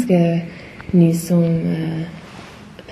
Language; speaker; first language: French; non-native, learner; English